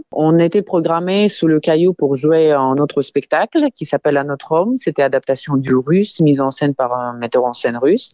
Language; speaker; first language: French; non-native, fluent; Ukrainian